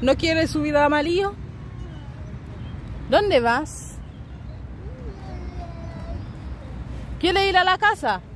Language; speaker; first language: Spanish; non-native, learner; Haitian Creole